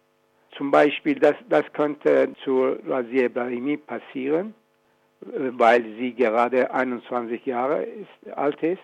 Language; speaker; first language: German; non-native, fluent; Persian